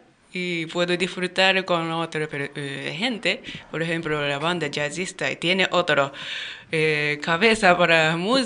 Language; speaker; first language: Spanish; non-native, learner; Japanese